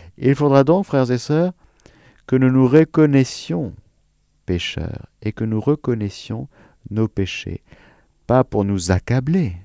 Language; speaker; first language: French; native; French